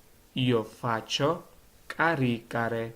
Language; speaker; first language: Italian; non-native, learner; Georgian